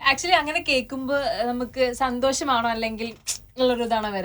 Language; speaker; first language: Malayalam; native; Malayalam